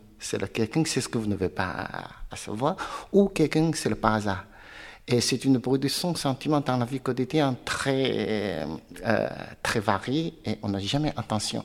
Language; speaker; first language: French; non-native, learner; Chinese